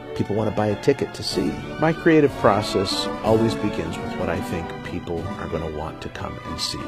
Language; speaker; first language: English; native; English